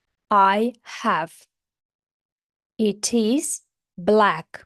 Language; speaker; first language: English; non-native, fluent; Ukrainian